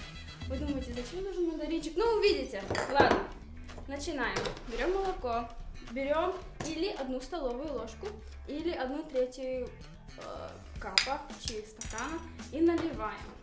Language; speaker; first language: Russian; early bilingual, heritage; Russian